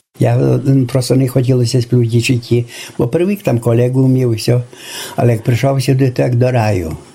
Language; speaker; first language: Ukrainian; native; Ukrainian